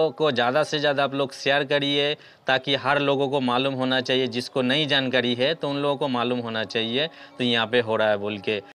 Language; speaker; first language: Hindi; non-native, local second language; Bangla